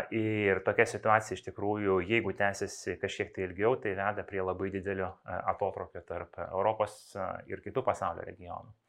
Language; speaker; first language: Lithuanian; non-native, local second language; Russian